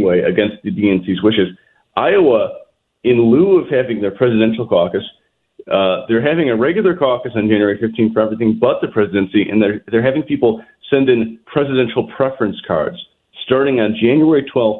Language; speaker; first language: English; native; English